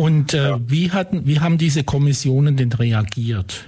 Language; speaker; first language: German; native; German